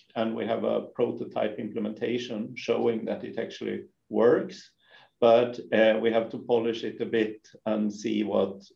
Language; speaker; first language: English; non-native, fluent; Swedish